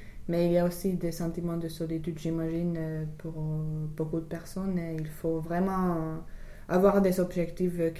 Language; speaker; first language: French; non-native, fluent; English